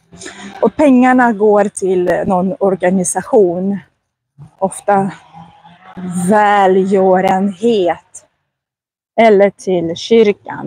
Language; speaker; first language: Swedish; non-native, fluent; Russian